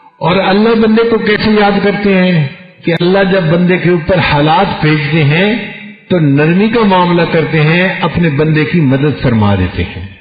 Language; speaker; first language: Urdu; non-native, local second language; Punjabi